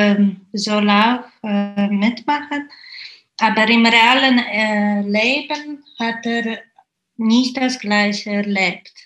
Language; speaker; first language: German; non-native, fluent; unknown